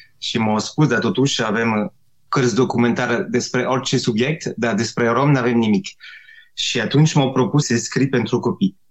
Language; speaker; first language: Romanian; non-native, fluent; French